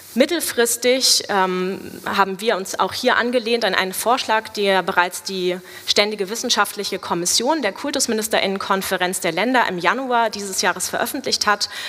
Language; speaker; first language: German; native; German